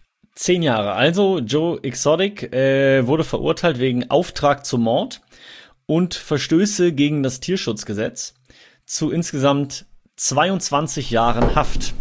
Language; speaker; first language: German; native; German